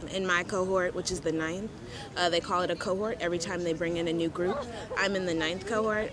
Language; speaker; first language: English; native; English